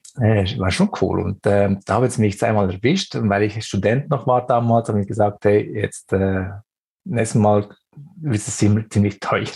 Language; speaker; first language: German; early bilingual, other home language; Greek